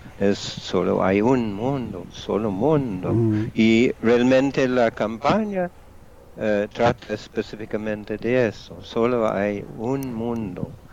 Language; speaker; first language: Spanish; non-native, fluent; English